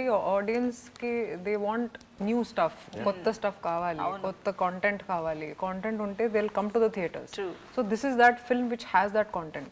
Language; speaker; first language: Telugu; non-native, local second language; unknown